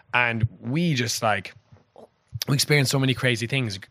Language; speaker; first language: English; native; English